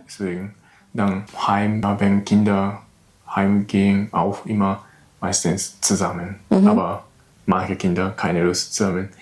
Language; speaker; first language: German; non-native, learner; Japanese